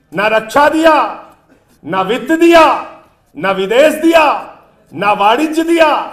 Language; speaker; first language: Hindi; native; Hindi